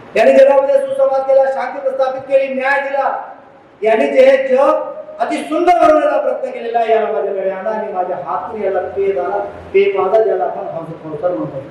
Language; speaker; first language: Marathi; non-native, local second language; Urdu